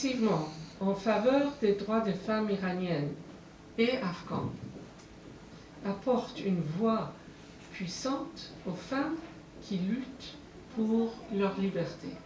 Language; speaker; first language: French; non-native, fluent; Persian